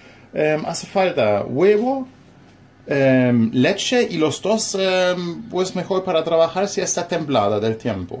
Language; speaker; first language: Spanish; non-native, learner; German